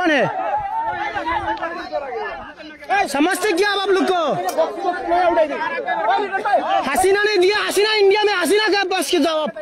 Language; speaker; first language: Hindi; non-native, learner; Bangla